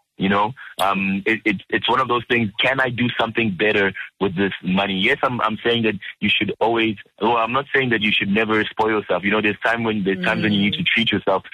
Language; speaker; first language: English; early bilingual, other home language; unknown